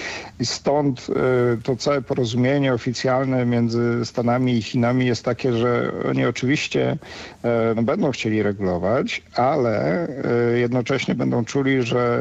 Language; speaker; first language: Polish; native; Polish